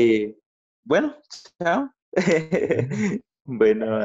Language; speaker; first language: Spanish; native; Spanish